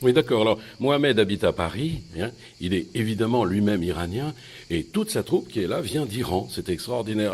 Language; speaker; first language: French; native; French